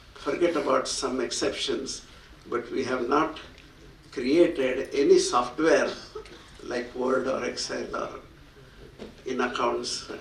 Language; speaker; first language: English; non-native, local second language; Marathi